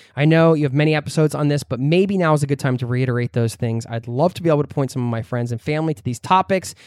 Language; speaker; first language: English; native; English